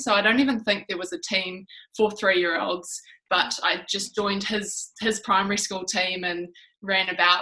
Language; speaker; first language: English; native; English